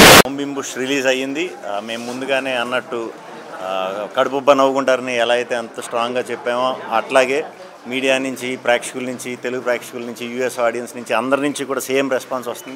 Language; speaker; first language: Telugu; native; Telugu